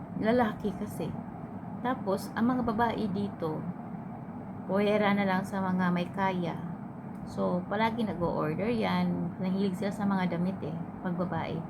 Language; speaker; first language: Filipino; non-native, local second language; Cebuano